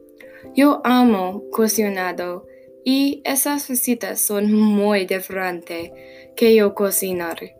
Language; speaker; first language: Spanish; non-native, learner; English